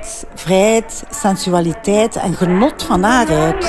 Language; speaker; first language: Dutch; native; Dutch